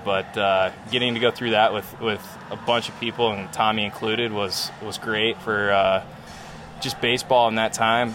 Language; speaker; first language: English; native; English